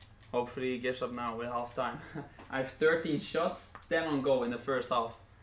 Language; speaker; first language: English; non-native, fluent; Dutch